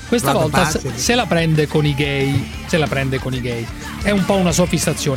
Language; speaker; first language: Italian; native; Italian